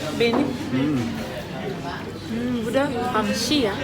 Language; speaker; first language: Turkish; non-native, learner; Indonesian